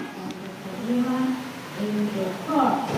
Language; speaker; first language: English; non-native, learner; Indonesian